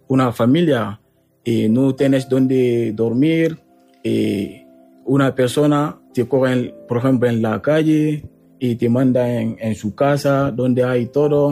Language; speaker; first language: Spanish; non-native, learner; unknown